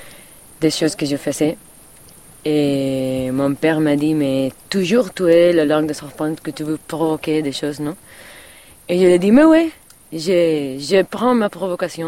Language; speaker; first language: French; non-native, fluent; Catalan